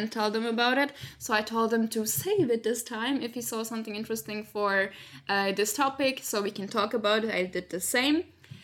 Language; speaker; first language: English; non-native, fluent; Slovak